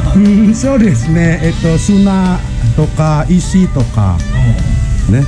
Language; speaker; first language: Japanese; non-native, learner; Indonesian